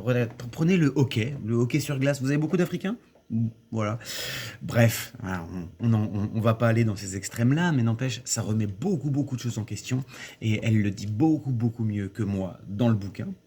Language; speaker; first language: French; native; French